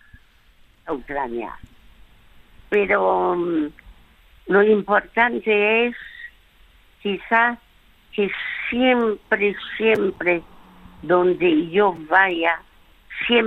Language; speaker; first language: Spanish; early bilingual, other home language; French